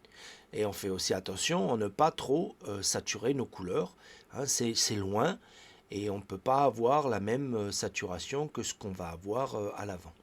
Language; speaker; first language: French; native; French